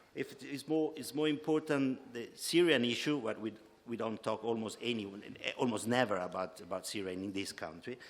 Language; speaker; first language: English; non-native, fluent; Italian